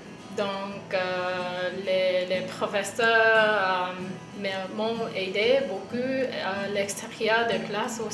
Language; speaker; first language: French; non-native, fluent; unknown